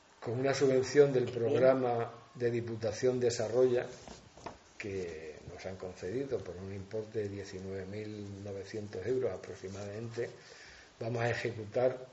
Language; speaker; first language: Spanish; native; Spanish